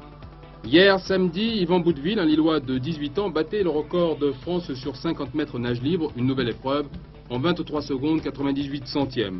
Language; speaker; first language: French; native; French